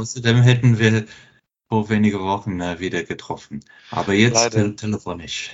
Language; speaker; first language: German; non-native, fluent; English